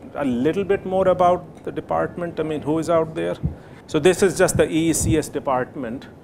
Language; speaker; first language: English; non-native, local second language; Hindi